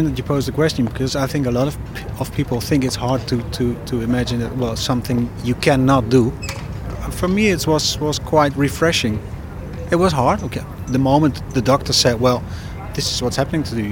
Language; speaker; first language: English; non-native, fluent; Dutch